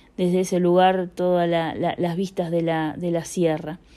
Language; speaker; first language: Spanish; native; Spanish